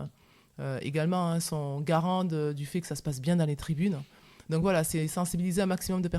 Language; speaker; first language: French; native; French